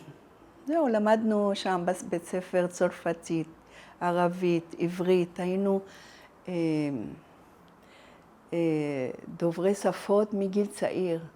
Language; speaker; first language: Hebrew; non-native, fluent; Arabic